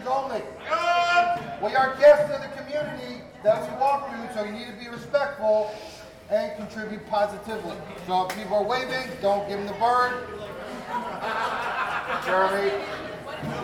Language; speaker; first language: English; native; English